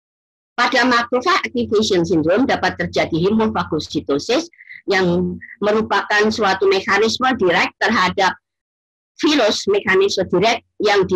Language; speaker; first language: Indonesian; native; Indonesian